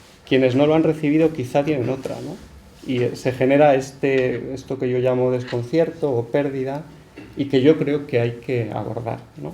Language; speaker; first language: Spanish; native; Spanish